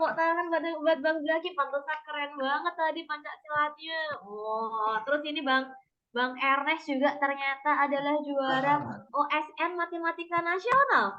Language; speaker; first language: Indonesian; native; Indonesian